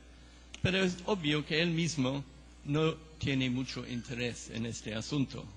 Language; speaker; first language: Spanish; non-native, fluent; English